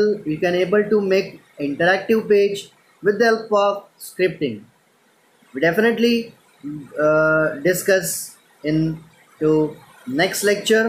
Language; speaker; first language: English; non-native, local second language; Marathi